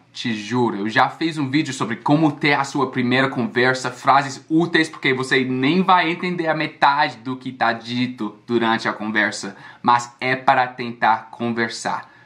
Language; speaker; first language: Portuguese; non-native, fluent; English